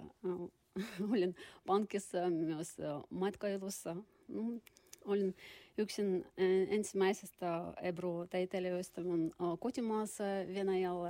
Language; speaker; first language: Finnish; non-native, learner; Russian